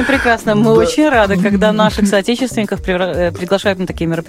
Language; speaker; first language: Russian; native; Russian